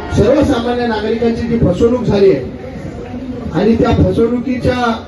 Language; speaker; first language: Marathi; native; Marathi